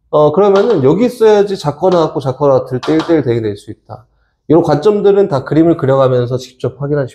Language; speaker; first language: Korean; native; Korean